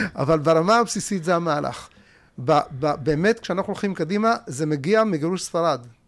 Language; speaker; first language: Hebrew; early bilingual, other home language; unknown